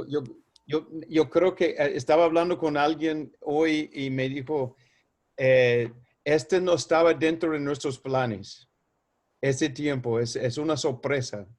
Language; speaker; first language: Spanish; non-native, fluent; English